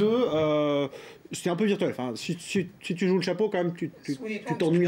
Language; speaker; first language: French; native; French